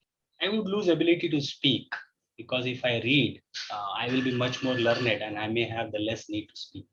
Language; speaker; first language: English; non-native, local second language; Hindi